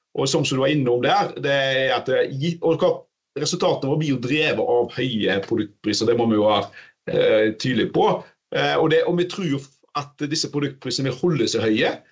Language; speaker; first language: Norwegian; native; Norwegian